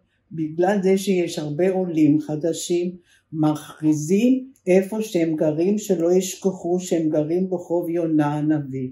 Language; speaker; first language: Hebrew; early bilingual, other home language; German